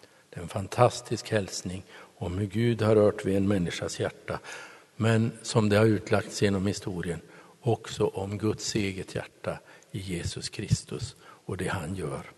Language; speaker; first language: Swedish; native; Swedish